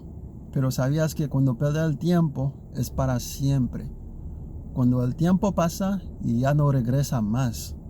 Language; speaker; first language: Spanish; non-native, learner; Haitian Creole